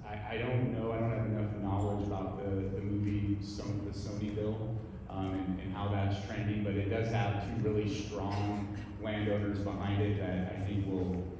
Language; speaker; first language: English; native; English